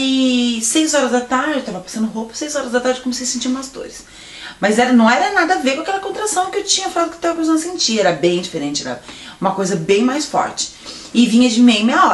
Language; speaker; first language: Portuguese; native; Portuguese